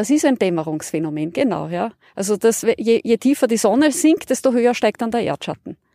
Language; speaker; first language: German; native; German